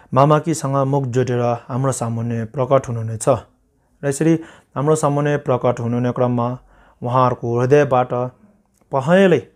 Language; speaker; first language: Nepali; non-native, local second language; Sherpa